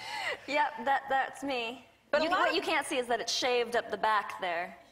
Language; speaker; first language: English; native; English